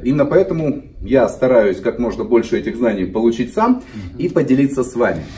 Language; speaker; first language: Russian; native; Russian